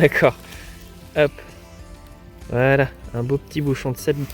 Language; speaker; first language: French; native; French